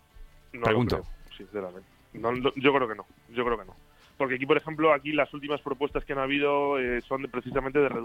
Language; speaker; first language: Spanish; native; Spanish